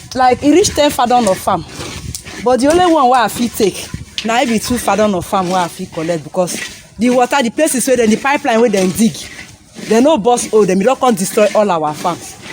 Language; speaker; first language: Nigerian Pidgin; non-native, local second language; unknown